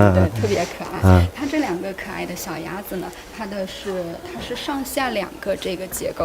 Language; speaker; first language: Chinese; native; Chinese